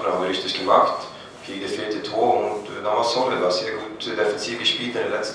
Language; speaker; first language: German; non-native, fluent; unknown